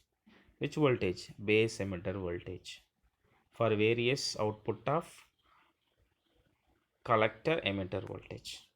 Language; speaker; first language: English; non-native, local second language; Tamil